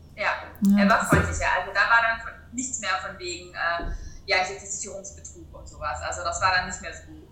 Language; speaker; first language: German; native; German